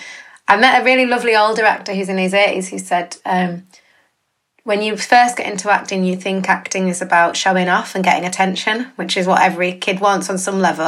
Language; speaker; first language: English; native; English